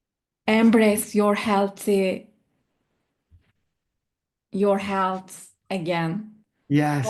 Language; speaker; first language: English; non-native, learner; Turkish